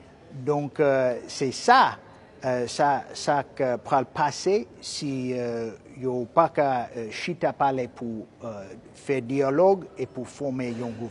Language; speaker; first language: Haitian Creole; non-native, fluent; English